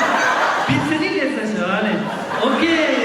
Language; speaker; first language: German; non-native, learner; Tibetan